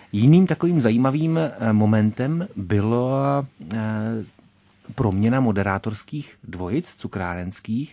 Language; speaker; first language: Czech; native; Czech